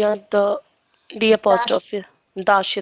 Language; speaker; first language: French; non-native, learner; Hindi